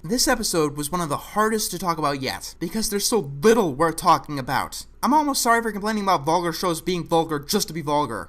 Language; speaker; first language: English; native; English